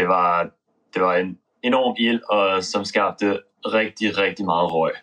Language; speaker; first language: Danish; native; Danish